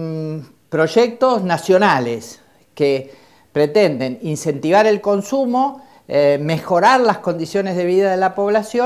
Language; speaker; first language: Spanish; native; Spanish